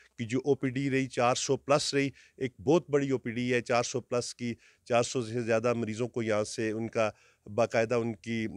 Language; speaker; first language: Urdu; non-native, local second language; Northern Hindko